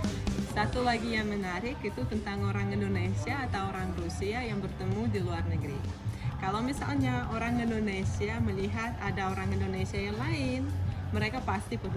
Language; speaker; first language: Indonesian; non-native, fluent; Russian